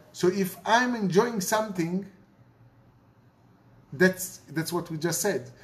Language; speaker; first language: English; non-native, fluent; Hebrew